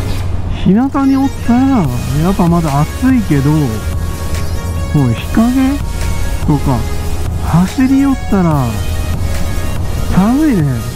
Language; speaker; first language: Japanese; native; Japanese